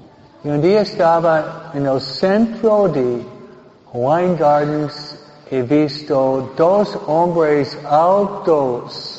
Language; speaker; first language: Spanish; non-native, fluent; English